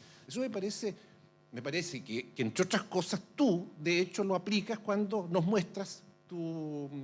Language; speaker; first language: Spanish; native; Spanish